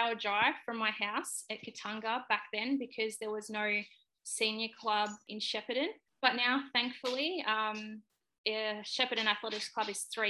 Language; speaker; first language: English; native; English